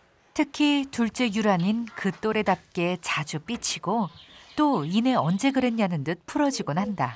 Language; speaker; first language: Korean; native; Korean